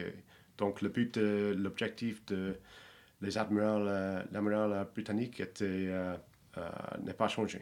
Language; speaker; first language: French; non-native, fluent; English